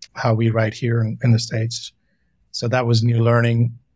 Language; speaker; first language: English; non-native, local second language; Hindi